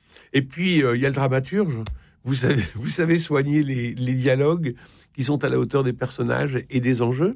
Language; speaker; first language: French; native; French